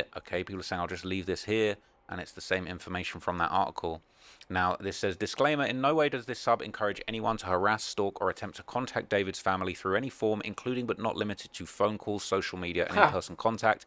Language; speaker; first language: English; native; English